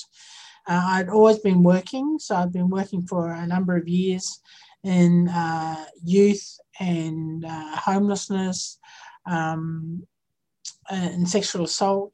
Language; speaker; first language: English; native; English